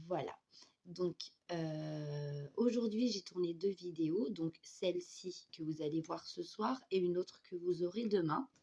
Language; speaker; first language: French; native; French